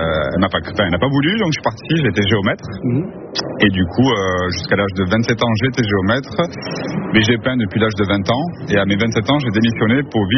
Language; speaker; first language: French; native; French